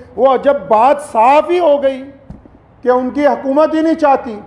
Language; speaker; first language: Hindi; native; Hindi